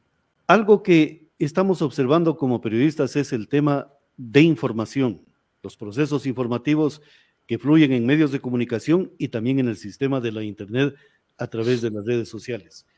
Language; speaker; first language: Spanish; native; Spanish